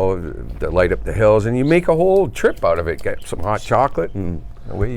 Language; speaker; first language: English; native; English